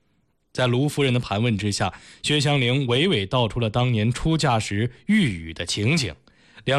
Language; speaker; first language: Chinese; native; Chinese